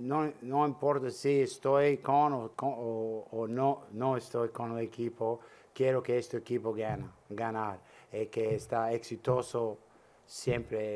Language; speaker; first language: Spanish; non-native, learner; English